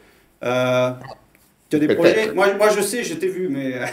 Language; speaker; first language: French; native; French